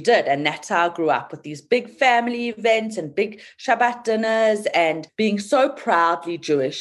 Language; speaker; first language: English; native; English